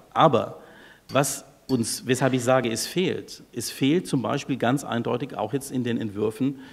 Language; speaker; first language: German; native; German